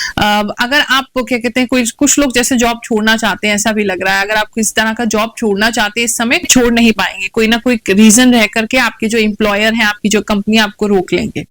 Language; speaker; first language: Hindi; native; Hindi